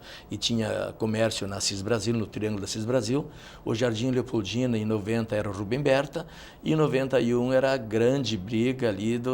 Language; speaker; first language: Portuguese; native; Portuguese